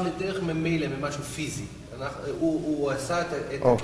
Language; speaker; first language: Hebrew; non-native, learner; English